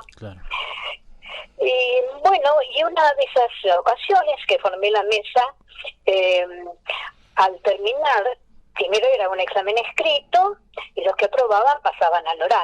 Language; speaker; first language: Spanish; native; Spanish